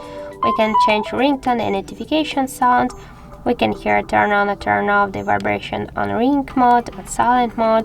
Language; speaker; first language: English; non-native, fluent; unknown